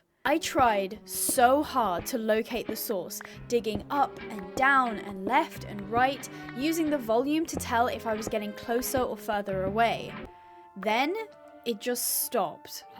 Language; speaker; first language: English; native; English